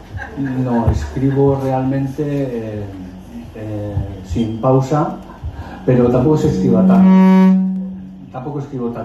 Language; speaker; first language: Spanish; native; Spanish